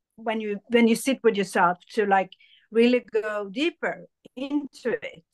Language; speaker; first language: English; early bilingual, other home language; Hindi